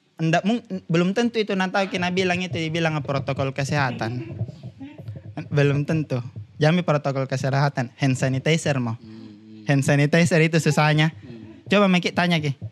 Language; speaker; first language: Indonesian; native; Indonesian